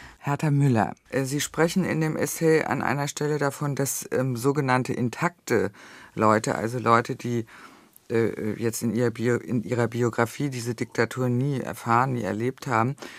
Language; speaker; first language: German; native; German